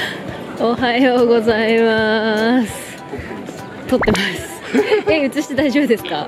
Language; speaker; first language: Japanese; native; Japanese